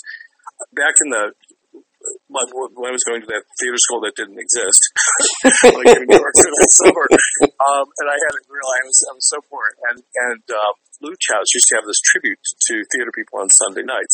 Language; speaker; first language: English; native; English